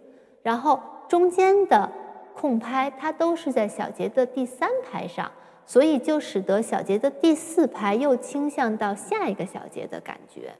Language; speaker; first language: Chinese; native; Chinese